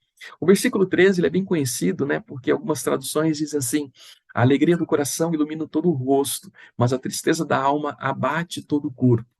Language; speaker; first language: Portuguese; native; Portuguese